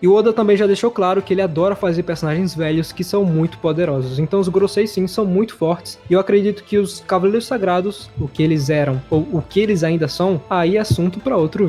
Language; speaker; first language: Portuguese; native; Portuguese